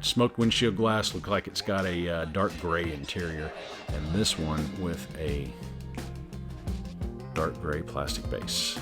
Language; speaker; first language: English; native; English